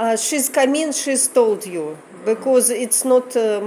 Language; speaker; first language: English; non-native, learner; Russian